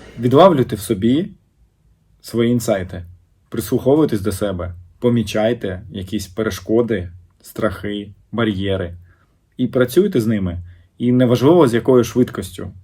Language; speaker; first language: Ukrainian; non-native, local second language; Russian